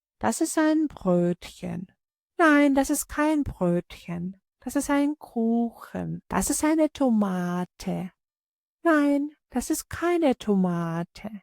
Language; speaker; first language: German; non-native, fluent; Ukrainian